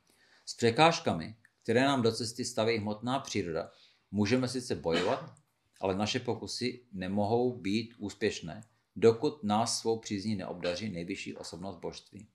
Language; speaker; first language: Czech; non-native, fluent; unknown